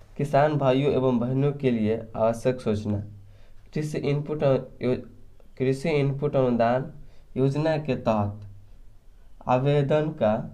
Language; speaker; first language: Hindi; native; Hindi